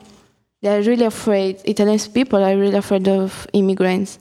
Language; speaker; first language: English; non-native, fluent; Italian